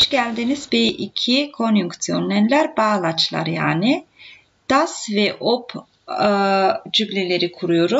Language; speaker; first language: Turkish; native; Turkish